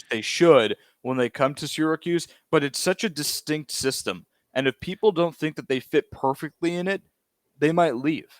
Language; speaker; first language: English; native; English